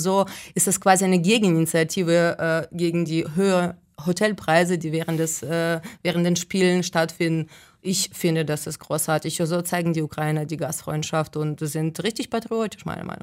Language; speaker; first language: German; non-native, fluent; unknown